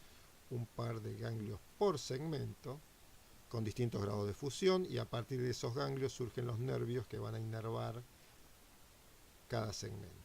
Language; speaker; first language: Spanish; native; Spanish